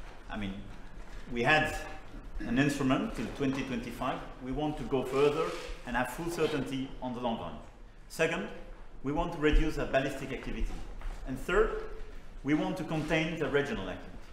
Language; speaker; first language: English; non-native, fluent; French